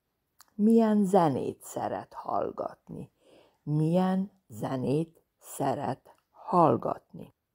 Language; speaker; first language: Hungarian; non-native, fluent; Serbian